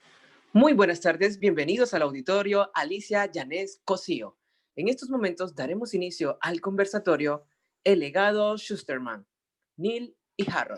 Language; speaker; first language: Spanish; native; Spanish